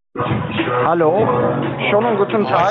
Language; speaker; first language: German; non-native, learner; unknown